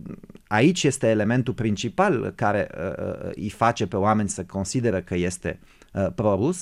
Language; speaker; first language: Romanian; non-native, fluent; Bulgarian